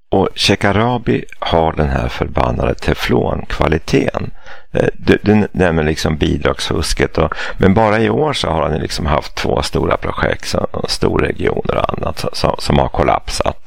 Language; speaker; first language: Swedish; native; Swedish